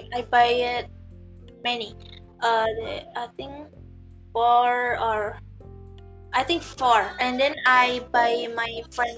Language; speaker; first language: English; non-native, learner; Javanese